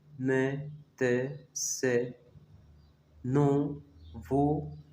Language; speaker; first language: French; non-native, fluent; Spanish